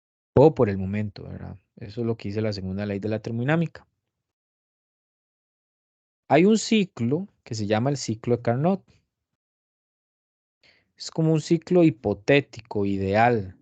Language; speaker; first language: Spanish; native; Spanish